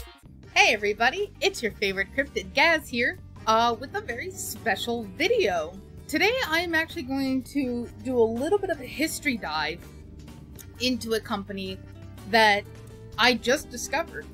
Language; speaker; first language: English; native; English